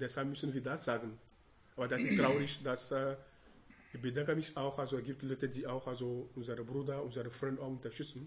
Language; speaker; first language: German; non-native, learner; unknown